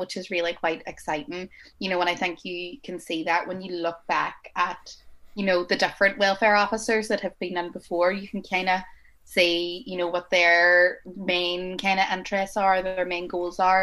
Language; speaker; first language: English; native; English